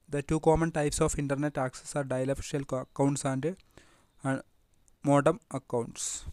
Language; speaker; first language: English; non-native, local second language; Malayalam